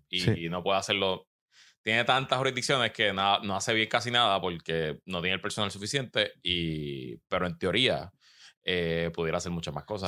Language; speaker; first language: Spanish; native; Spanish